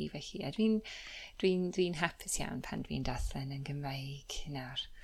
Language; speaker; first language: Welsh; non-native, fluent; English